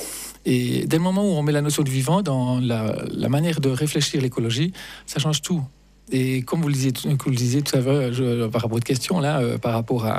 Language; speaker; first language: French; native; French